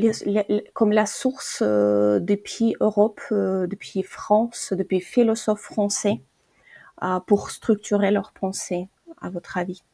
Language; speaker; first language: French; non-native, fluent; Ukrainian